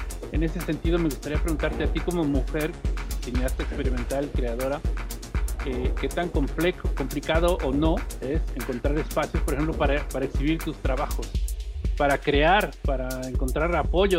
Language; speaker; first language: Spanish; native; Spanish